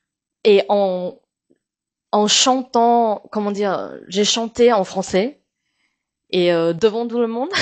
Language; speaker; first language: French; non-native, fluent; Chinese